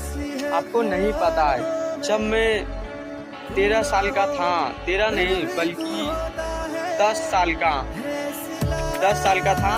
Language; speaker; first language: Hindi; non-native, local second language; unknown